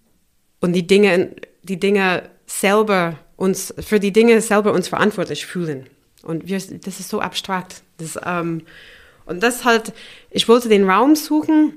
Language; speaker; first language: German; non-native, fluent; English